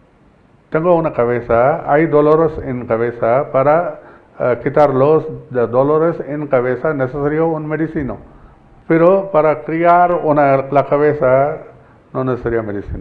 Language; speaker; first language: Spanish; non-native, learner; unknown